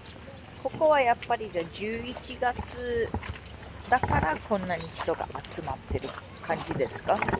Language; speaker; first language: Japanese; non-native, fluent; English